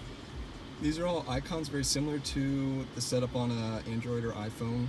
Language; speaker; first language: English; native; English